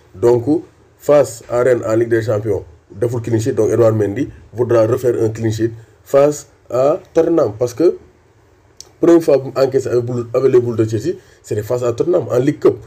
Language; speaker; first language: French; non-native, local second language; Wolof